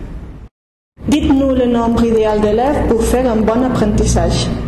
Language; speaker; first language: French; non-native, learner; Spanish